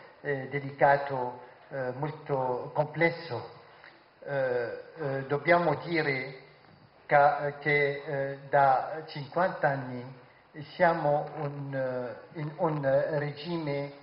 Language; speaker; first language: Italian; non-native, fluent; Arabic